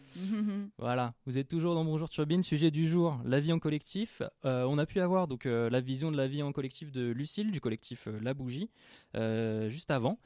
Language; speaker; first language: French; native; French